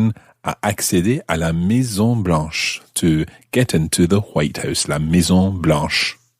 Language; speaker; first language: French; non-native, fluent; English